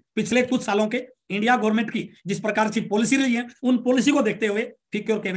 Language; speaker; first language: Hindi; native; Hindi